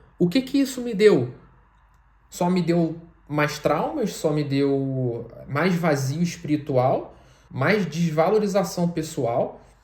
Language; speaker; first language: Portuguese; native; Portuguese